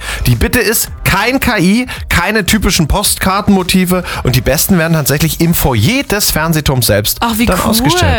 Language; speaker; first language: German; native; German